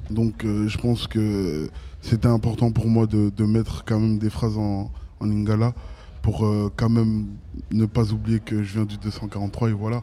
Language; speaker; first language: French; native; French